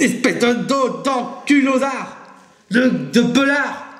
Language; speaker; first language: French; native; French